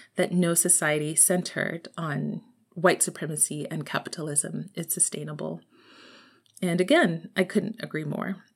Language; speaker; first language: English; native; English